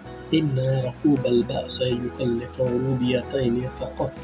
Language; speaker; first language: Arabic; non-native, fluent; Urdu